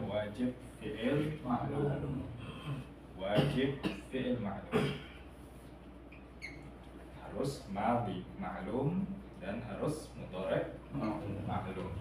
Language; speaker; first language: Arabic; non-native, fluent; Indonesian